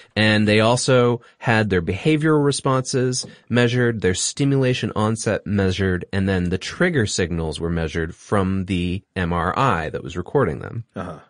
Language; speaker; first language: English; native; English